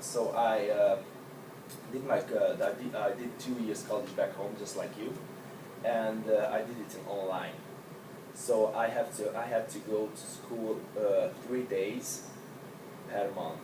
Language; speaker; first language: English; non-native, learner; Hungarian